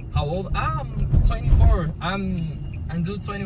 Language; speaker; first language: English; non-native, learner; Portuguese